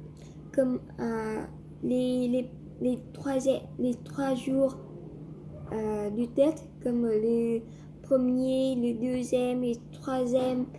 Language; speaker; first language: French; non-native, learner; Vietnamese